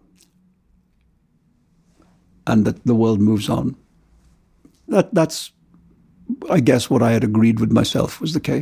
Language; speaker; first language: English; non-native, local second language; Urdu